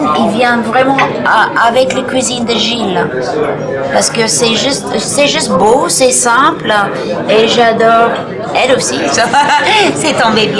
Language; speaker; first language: French; non-native, learner; English